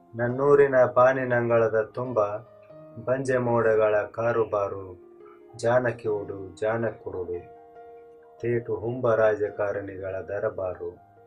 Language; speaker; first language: Kannada; native; Kannada